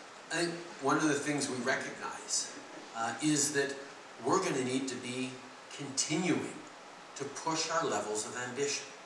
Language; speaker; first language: English; early bilingual, other home language; French